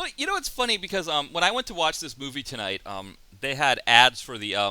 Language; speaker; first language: English; native; English